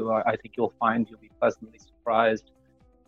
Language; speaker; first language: English; native; English